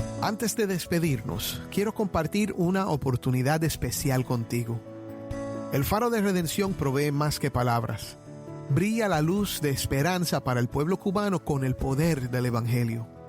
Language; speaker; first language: Spanish; native; Spanish